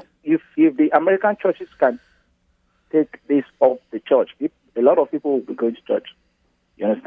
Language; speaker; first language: English; non-native, local second language; Igbo